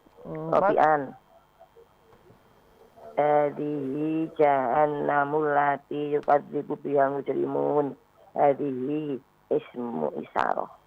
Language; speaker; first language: Arabic; non-native, learner; Indonesian